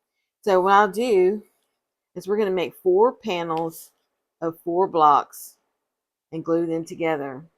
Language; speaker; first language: English; native; English